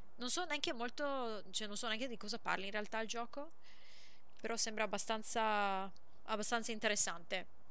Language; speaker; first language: Italian; early bilingual, other home language; English